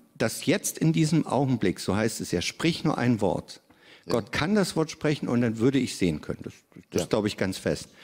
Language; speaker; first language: German; native; German